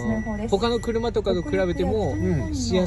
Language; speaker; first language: Japanese; non-native, fluent; Urdu